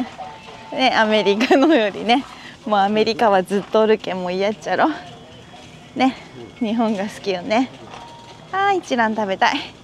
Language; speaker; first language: Japanese; native; Japanese